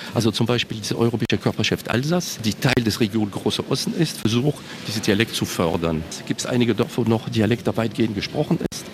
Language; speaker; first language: German; non-native, local second language; French